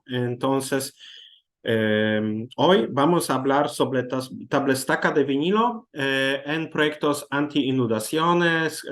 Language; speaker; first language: Spanish; non-native, learner; Polish